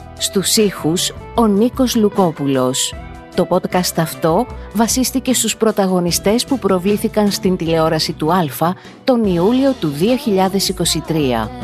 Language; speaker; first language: Greek; native; Greek